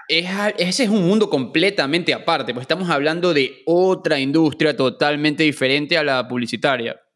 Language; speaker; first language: Spanish; native; Spanish